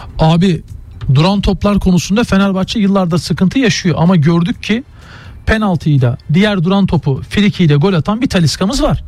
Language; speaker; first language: Turkish; native; Turkish